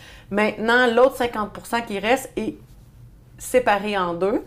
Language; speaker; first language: French; native; French